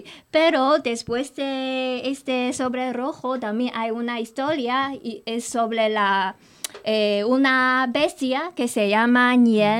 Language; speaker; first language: Spanish; non-native, fluent; Chinese